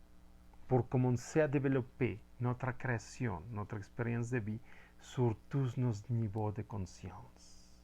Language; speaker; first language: French; non-native, fluent; Spanish